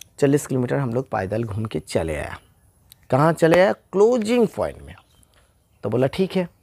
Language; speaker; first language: Hindi; non-native, local second language; Bangla